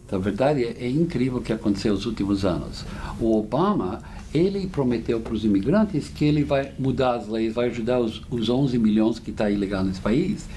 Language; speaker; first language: Portuguese; non-native, fluent; English